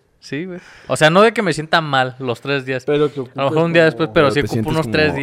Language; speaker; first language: Spanish; native; Spanish